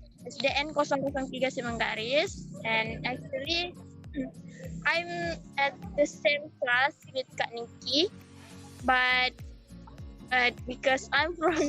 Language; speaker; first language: English; non-native, learner; Indonesian